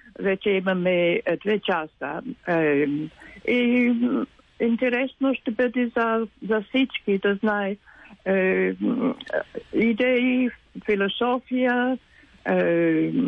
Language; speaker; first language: Bulgarian; non-native, learner; English